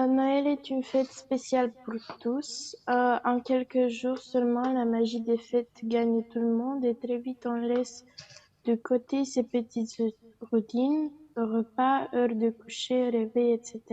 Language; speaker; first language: French; non-native, learner; Romanian